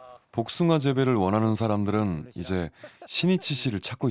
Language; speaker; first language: Korean; native; Korean